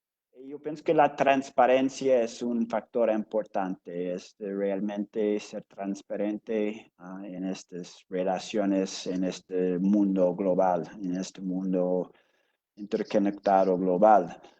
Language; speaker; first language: Spanish; non-native, fluent; English